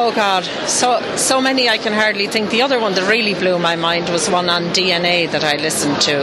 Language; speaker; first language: English; native; English